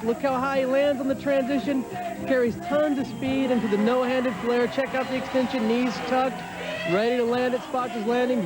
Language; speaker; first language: English; native; English